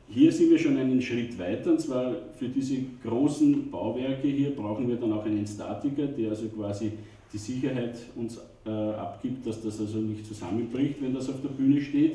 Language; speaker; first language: German; native; German